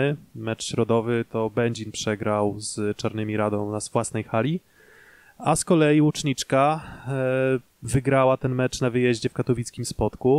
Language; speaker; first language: Polish; native; Polish